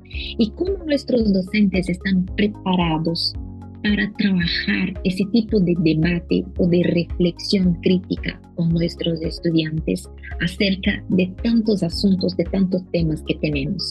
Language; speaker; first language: Spanish; non-native, fluent; Portuguese